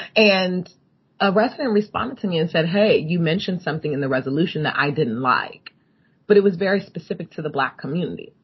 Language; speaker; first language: English; native; English